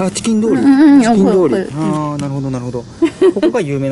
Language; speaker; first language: Japanese; native; Japanese